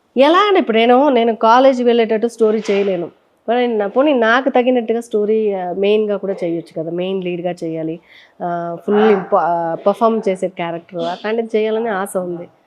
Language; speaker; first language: Telugu; native; Telugu